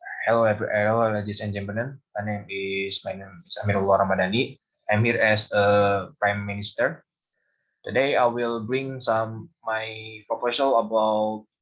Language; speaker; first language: English; non-native, learner; Indonesian